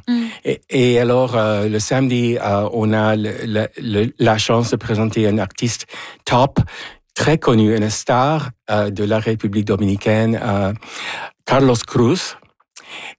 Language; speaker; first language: French; non-native, fluent; Spanish